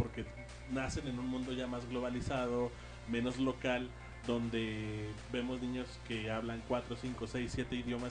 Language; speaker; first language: Spanish; native; Spanish